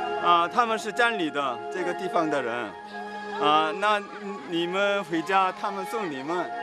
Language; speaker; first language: Chinese; non-native, fluent; Korean